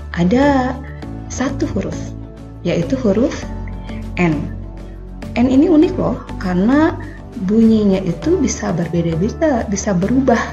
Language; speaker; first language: Indonesian; native; Indonesian